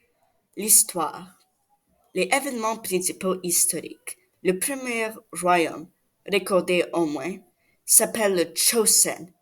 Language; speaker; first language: French; non-native, learner; English